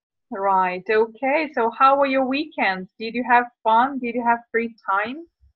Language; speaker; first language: English; non-native, fluent; Russian